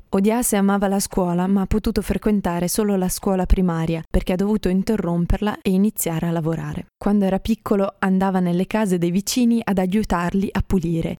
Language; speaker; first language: Italian; native; Italian